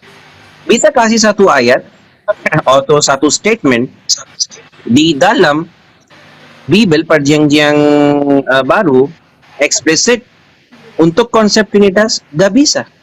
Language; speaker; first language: Indonesian; non-native, learner; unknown